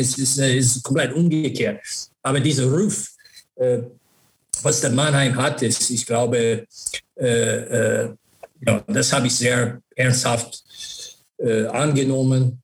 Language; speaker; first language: German; non-native, learner; English